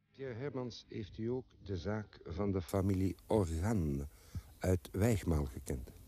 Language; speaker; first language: Dutch; native; Dutch